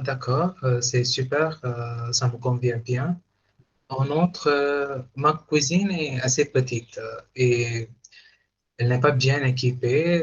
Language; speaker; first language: French; non-native, fluent; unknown